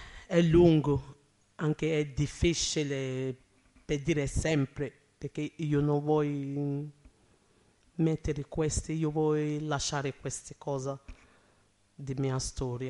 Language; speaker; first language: Italian; non-native, learner; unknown